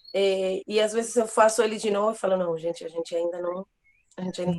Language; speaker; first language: Portuguese; non-native, fluent; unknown